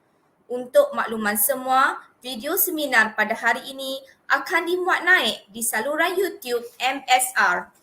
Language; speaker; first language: Malay; native; Malay